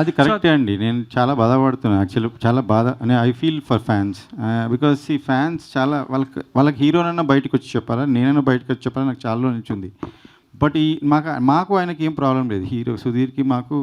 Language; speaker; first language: Telugu; native; Telugu